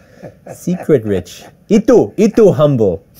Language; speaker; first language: Indonesian; early bilingual, heritage; English